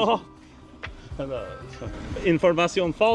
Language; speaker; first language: Spanish; non-native, learner; English